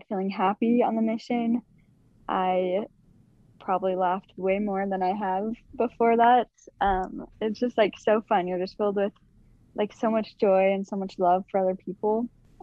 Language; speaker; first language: English; native; English